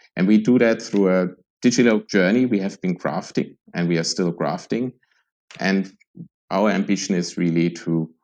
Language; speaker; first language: English; non-native, fluent; German